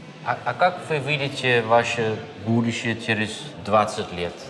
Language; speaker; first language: Russian; non-native, fluent; Dutch